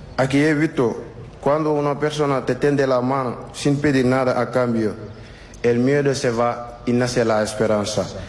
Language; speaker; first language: Spanish; non-native, learner; Wolof